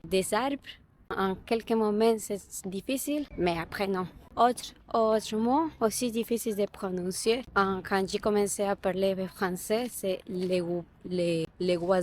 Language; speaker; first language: French; non-native, learner; Spanish